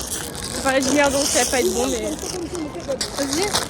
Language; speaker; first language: French; native; French